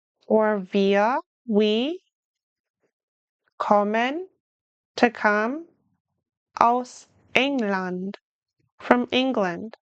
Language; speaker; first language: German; non-native, fluent; English